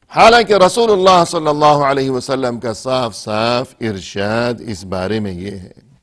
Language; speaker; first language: Urdu; native; Urdu